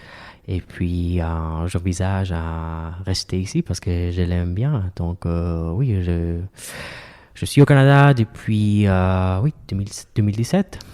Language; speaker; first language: French; non-native, fluent; Spanish